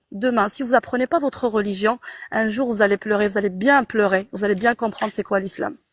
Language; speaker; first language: French; non-native, local second language; Arabic